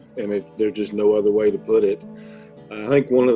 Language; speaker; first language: English; native; English